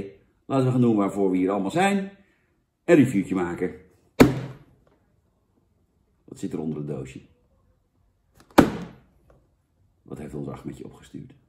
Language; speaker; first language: Dutch; native; Dutch